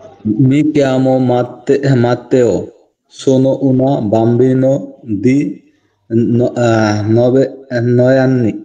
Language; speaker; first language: Italian; non-native, learner; Bangla